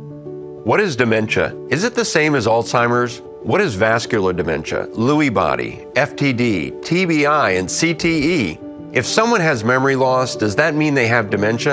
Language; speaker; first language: English; native; English